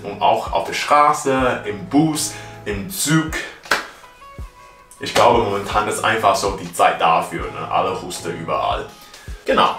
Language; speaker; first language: German; non-native, learner; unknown